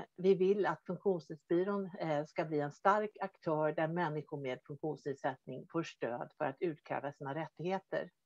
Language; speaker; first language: Swedish; native; Swedish